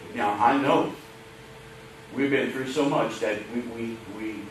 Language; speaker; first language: English; native; English